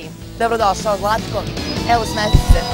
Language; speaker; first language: Serbian; native; Serbian